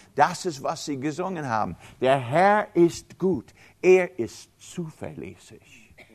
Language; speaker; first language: German; non-native, fluent; English